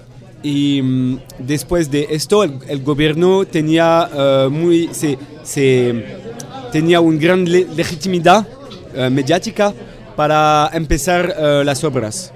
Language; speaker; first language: Spanish; non-native, fluent; French